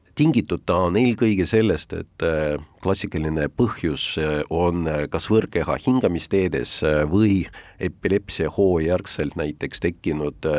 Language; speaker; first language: Estonian; non-native, local second language; Russian